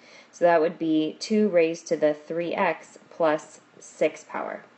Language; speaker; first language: English; native; English